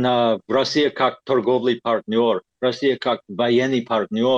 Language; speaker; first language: Russian; non-native, fluent; English